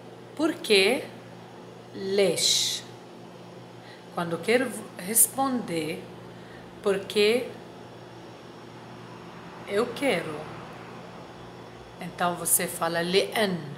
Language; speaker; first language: Portuguese; non-native, fluent; Arabic